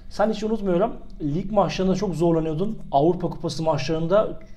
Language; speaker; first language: Turkish; native; Turkish